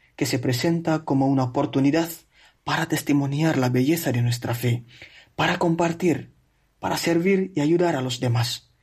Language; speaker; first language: Spanish; non-native, fluent; Indonesian